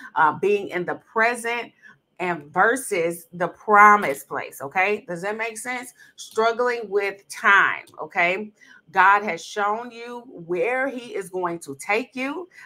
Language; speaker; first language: English; native; English